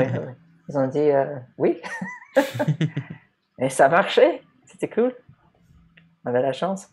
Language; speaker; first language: French; non-native, fluent; English